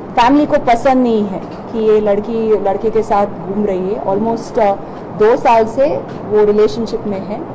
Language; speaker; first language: Hindi; non-native, local second language; Telugu